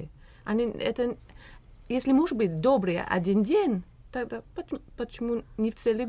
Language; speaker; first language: Russian; non-native, learner; English